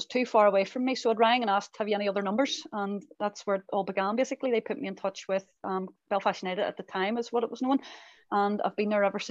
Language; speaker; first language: English; native; English